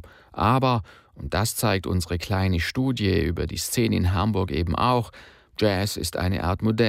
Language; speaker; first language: German; native; German